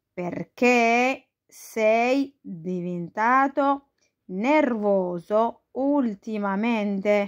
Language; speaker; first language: Italian; non-native, fluent; Arabic